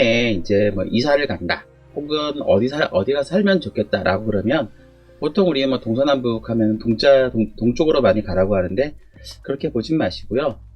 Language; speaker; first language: Korean; native; Korean